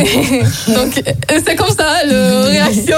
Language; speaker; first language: French; non-native, learner; Azerbaijani